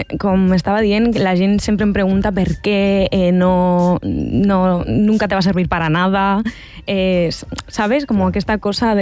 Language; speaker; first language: Catalan; non-native, local second language; Spanish